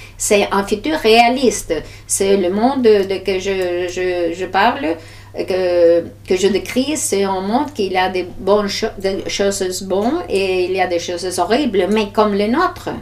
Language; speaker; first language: French; non-native, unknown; Spanish